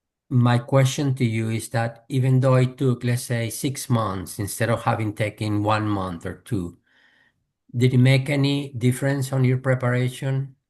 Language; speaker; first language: English; non-native, fluent; Spanish